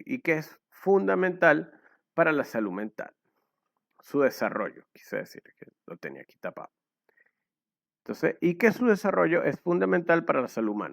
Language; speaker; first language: Spanish; native; Spanish